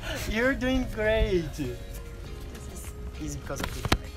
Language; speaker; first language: English; non-native, fluent; Portuguese